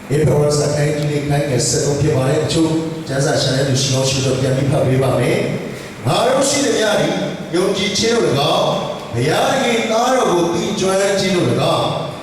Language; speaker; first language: Burmese; non-native, local second language; Tedim Chin